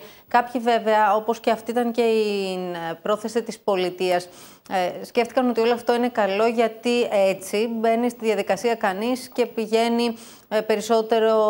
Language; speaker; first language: Greek; native; Greek